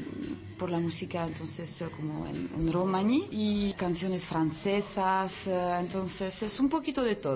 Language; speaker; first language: Spanish; early bilingual, heritage; French